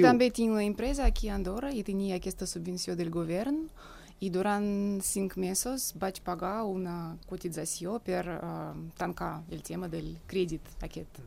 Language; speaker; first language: Catalan; non-native, fluent; Russian